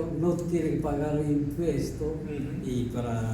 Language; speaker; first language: Spanish; non-native, learner; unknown